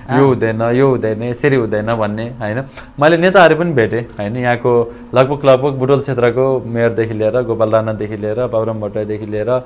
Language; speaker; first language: Nepali; native; Nepali